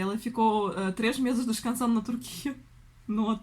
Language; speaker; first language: Portuguese; non-native, fluent; Russian